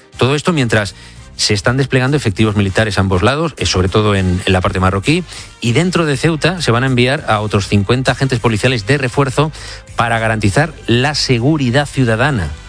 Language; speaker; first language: Spanish; native; Spanish